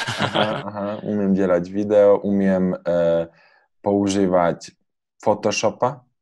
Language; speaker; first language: Czech; non-native, learner; Polish